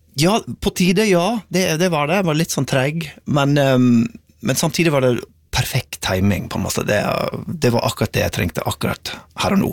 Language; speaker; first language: Norwegian; non-native, fluent; English